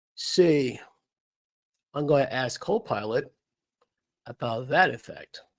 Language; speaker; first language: English; native; English